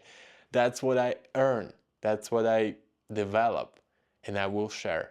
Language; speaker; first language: English; non-native, fluent; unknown